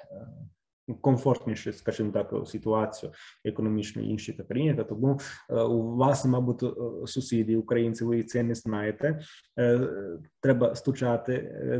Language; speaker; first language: Ukrainian; non-native, fluent; Italian